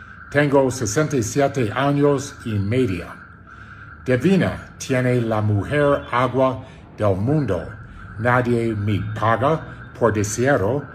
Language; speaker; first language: Spanish; non-native, learner; English